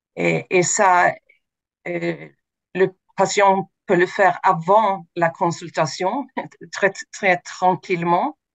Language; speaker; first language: French; non-native, fluent; Swedish